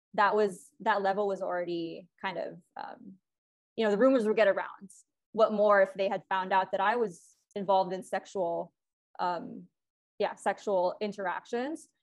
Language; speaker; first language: English; non-native, local second language; Filipino